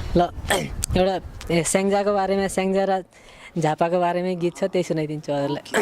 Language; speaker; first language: Nepali; native; Nepali